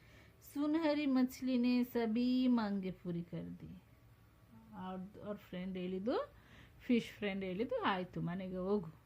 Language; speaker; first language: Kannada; non-native, local second language; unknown